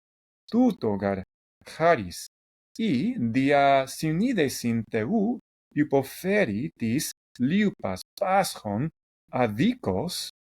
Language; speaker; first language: Greek; non-native, fluent; English